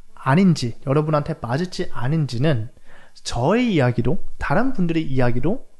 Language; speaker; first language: Korean; native; Korean